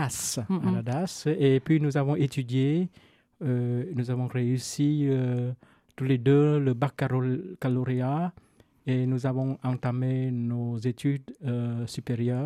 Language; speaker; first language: French; non-native, fluent; Vietnamese